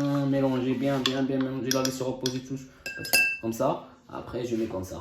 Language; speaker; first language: French; non-native, local second language; Arabic